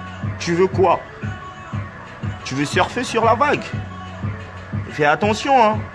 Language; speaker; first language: French; non-native, local second language; Lingala